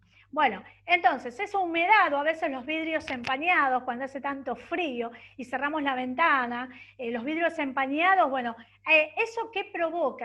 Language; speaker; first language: Spanish; native; Spanish